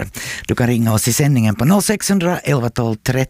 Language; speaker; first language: Swedish; native; Swedish